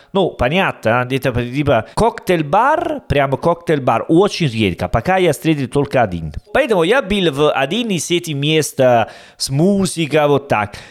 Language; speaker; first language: Russian; non-native, learner; Italian